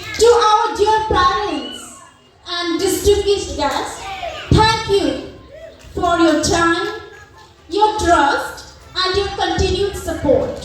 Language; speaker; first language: English; non-native, local second language; Bangla